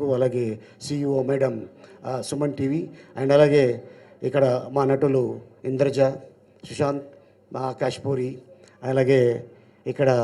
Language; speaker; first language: Telugu; native; Telugu